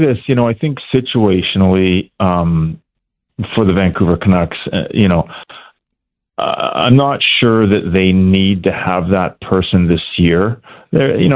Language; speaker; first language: English; native; English